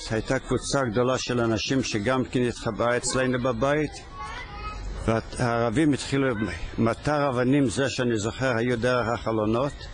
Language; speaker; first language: Hebrew; early bilingual, other home language; Yiddish